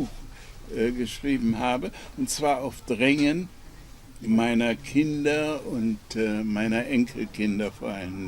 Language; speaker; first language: German; non-native, fluent; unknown